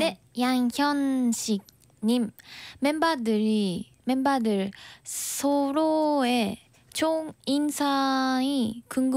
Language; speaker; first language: Korean; non-native, learner; Japanese